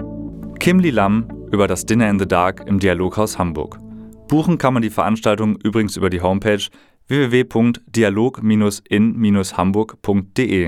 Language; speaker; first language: German; native; German